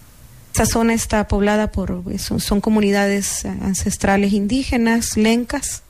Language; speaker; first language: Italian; non-native, learner; Spanish